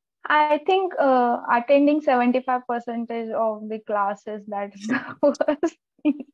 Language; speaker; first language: English; non-native, local second language; Marathi